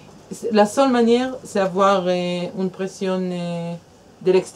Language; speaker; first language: French; non-native, fluent; Hebrew